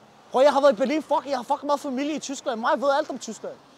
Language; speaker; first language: Danish; native; Danish